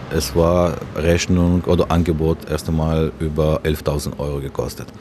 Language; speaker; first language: German; non-native, learner; Ukrainian